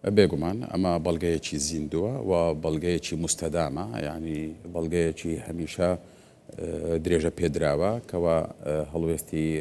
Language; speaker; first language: Central Kurdish; non-native, local second language; Assyrian Neo-Aramaic